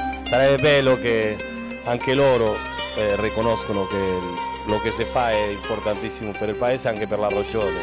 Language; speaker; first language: Italian; non-native, fluent; Spanish